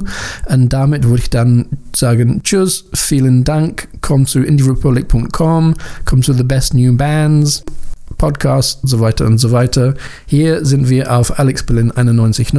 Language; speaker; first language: German; non-native, learner; English